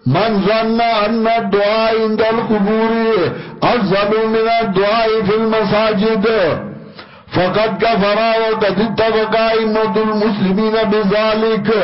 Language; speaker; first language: Urdu; non-native, local second language; Pashto